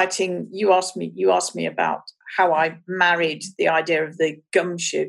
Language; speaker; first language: English; native; English